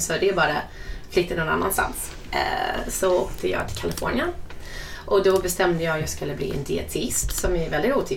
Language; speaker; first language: Swedish; non-native, fluent; English